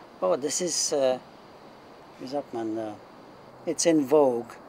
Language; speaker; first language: German; early bilingual, heritage; German